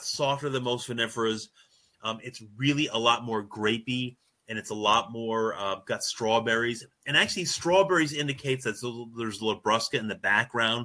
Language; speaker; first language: English; native; English